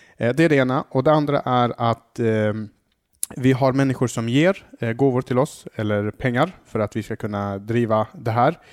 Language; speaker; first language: Swedish; early bilingual, other home language; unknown